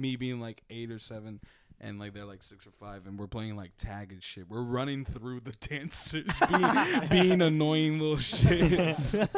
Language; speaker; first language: English; early bilingual, other home language; Spanish